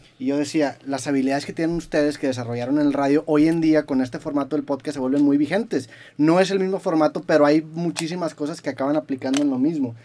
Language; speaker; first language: Spanish; native; Spanish